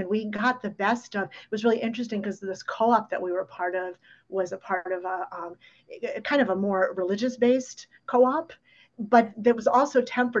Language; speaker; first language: English; early bilingual, other home language; Ukrainian